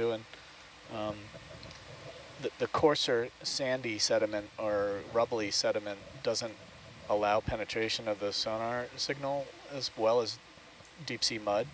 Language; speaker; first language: English; native; English